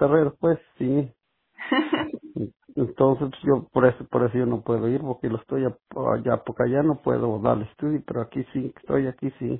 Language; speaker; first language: Spanish; native; Spanish